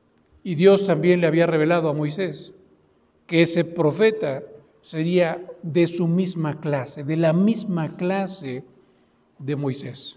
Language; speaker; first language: Spanish; native; Spanish